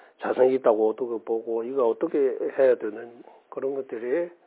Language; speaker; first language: Korean; non-native, fluent; Tibetan